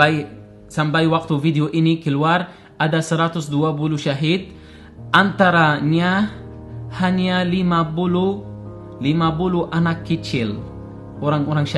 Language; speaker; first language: Indonesian; non-native, learner; Arabic